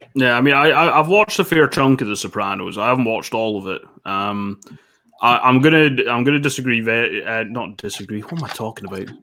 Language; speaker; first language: English; native; English